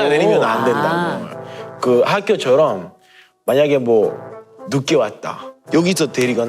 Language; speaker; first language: Korean; non-native, learner; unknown